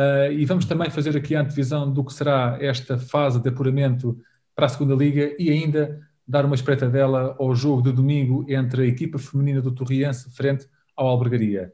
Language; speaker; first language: Portuguese; native; Portuguese